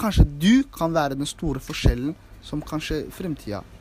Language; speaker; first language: Norwegian; early bilingual, other home language; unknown